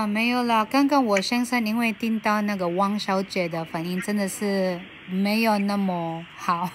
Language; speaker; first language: Chinese; non-native, fluent; Filipino